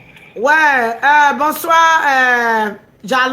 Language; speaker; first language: French; non-native, learner; Bini